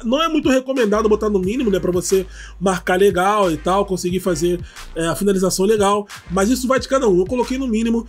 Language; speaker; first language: Portuguese; native; Portuguese